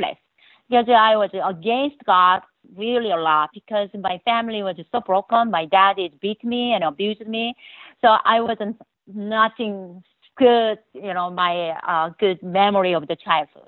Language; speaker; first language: English; non-native, learner; Korean